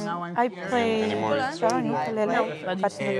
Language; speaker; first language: English; non-native, learner; Spanish